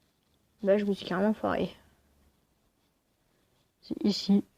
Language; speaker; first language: French; native; French